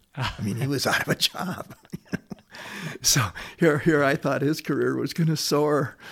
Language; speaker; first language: English; native; English